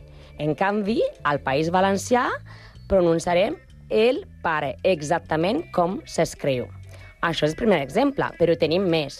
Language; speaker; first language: Catalan; non-native, learner; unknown